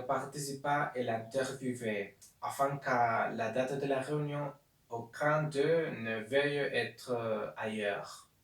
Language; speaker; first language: French; non-native, learner; Spanish